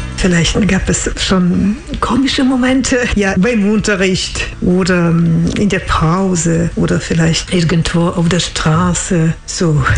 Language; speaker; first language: German; non-native, fluent; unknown